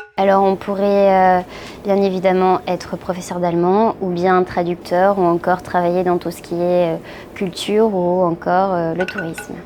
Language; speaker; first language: French; native; French